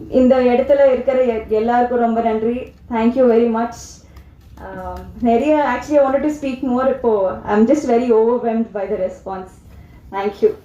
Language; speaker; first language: Tamil; non-native, learner; Telugu